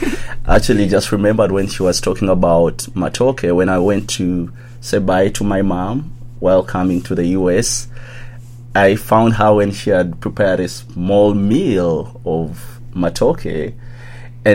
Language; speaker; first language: English; non-native, local second language; Ganda